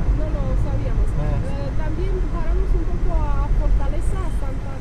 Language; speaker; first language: Spanish; non-native, learner; Romanian